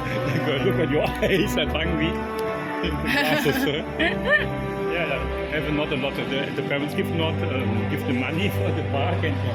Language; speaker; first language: English; non-native, learner; German